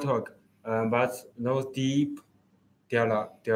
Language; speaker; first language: English; non-native, learner; Chinese